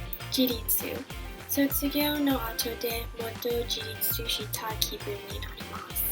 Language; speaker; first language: Japanese; non-native, learner; English